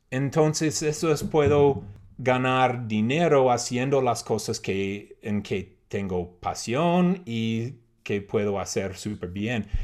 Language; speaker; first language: Spanish; non-native, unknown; English